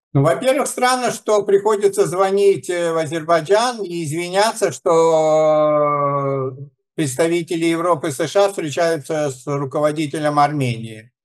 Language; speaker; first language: Russian; non-native, local second language; Armenian